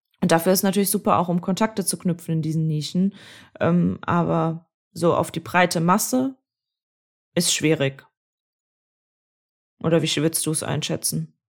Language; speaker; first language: German; native; German